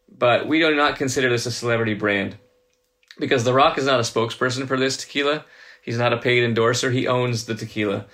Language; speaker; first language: English; native; English